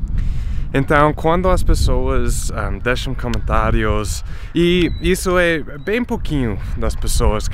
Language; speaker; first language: Portuguese; non-native, fluent; English